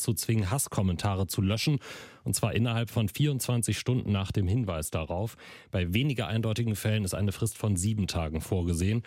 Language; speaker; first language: German; native; German